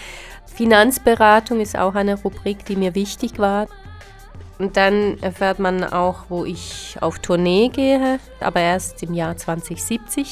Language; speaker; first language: German; early bilingual, other home language; Slovak